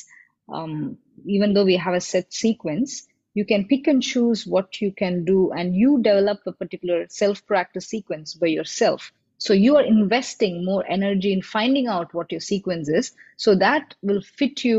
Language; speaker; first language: English; non-native, local second language; Tamil